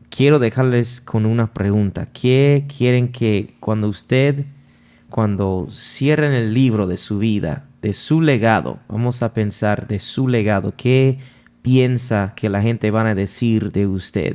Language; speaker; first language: Spanish; non-native, fluent; English